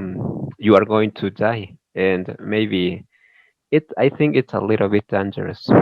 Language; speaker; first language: English; non-native, learner; Spanish